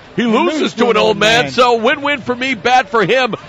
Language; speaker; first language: English; native; English